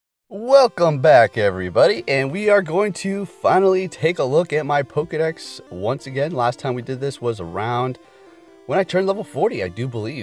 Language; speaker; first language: English; native; English